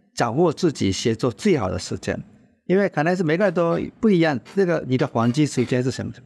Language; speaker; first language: Chinese; non-native, fluent; Japanese